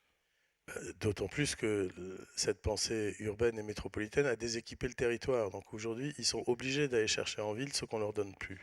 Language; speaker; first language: French; native; French